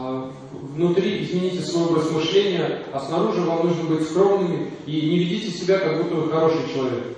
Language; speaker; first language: Russian; native; Russian